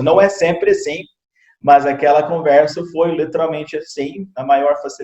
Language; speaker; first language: Portuguese; non-native, fluent; English